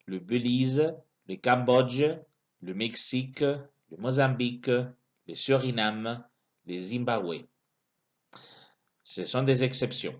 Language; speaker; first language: French; non-native, fluent; Spanish